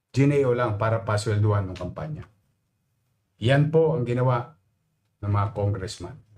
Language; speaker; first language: Filipino; native; Filipino